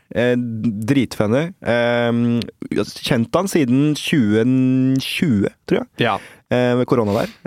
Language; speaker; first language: Norwegian; native; Norwegian